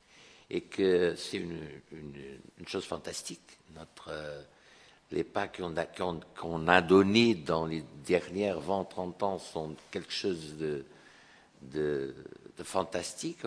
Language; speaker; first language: French; non-native, fluent; Portuguese